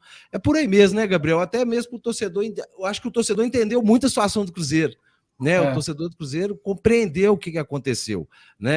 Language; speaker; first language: Portuguese; native; Portuguese